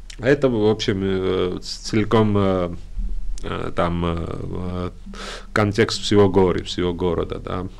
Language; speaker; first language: Russian; non-native, fluent; Georgian